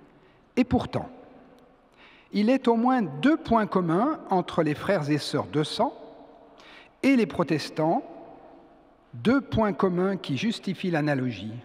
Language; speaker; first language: French; native; French